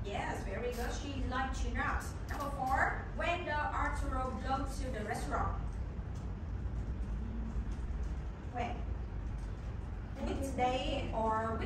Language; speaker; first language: English; non-native, learner; Vietnamese